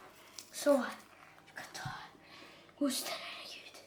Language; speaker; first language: Swedish; early bilingual, other home language; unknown